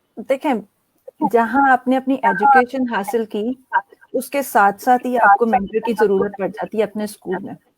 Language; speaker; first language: Urdu; native; Urdu